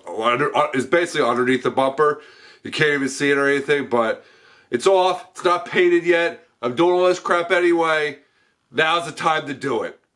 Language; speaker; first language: English; native; English